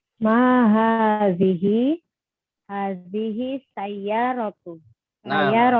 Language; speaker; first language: Arabic; non-native, learner; Indonesian